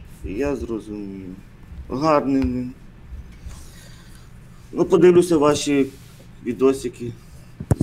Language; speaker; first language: Ukrainian; native; Ukrainian